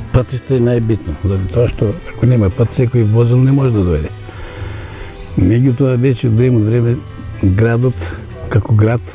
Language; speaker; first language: Macedonian; non-native, local second language; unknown